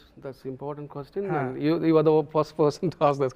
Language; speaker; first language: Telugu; non-native, local second language; Tamil